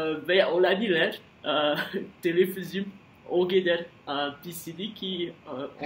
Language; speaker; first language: Azerbaijani; non-native, learner; French